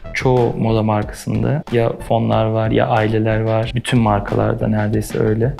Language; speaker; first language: Turkish; early bilingual, heritage; Turkish